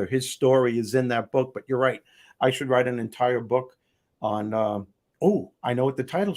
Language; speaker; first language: English; native; English